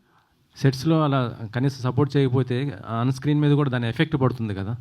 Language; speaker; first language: Telugu; native; Telugu